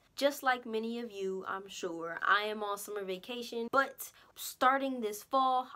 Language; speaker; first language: English; native; English